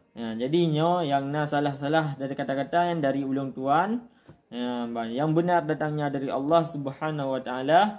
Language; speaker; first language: Malay; non-native, local second language; Achinese